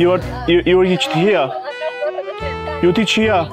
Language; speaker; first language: English; non-native, learner; Georgian